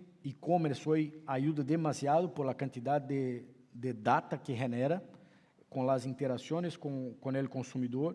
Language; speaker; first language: Spanish; non-native, fluent; Portuguese